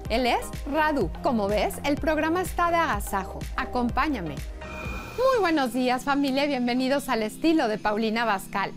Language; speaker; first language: Spanish; native; Spanish